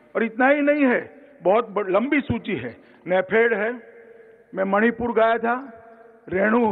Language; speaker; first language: Hindi; non-native, local second language; Gujarati